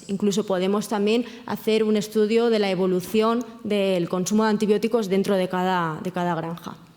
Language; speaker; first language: Spanish; native; Spanish